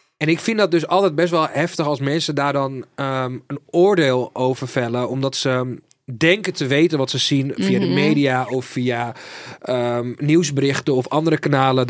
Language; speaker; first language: Dutch; early bilingual, other home language; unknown